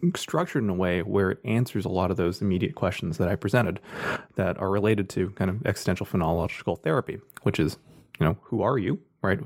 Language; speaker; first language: English; native; English